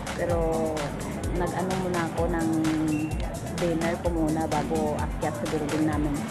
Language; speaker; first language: Filipino; non-native, local second language; Cebuano